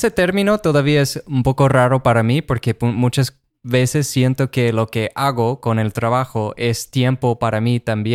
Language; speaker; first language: Spanish; non-native, fluent; English